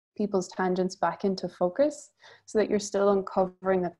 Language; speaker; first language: English; native; English